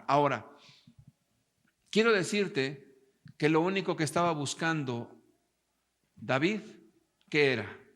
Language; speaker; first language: Spanish; native; Spanish